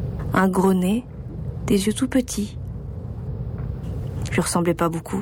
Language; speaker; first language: French; native; French